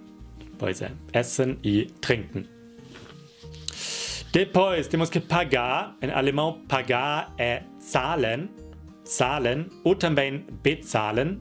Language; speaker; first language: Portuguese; non-native, fluent; German